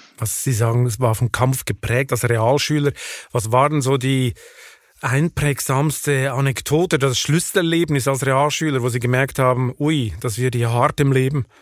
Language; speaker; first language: German; native; German